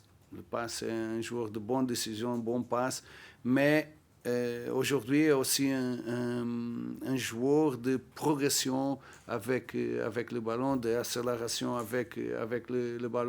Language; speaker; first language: French; non-native, learner; Portuguese